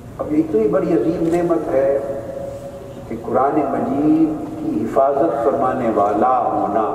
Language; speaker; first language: Urdu; native; Urdu